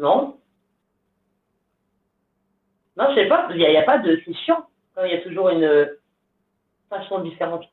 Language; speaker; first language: French; native; French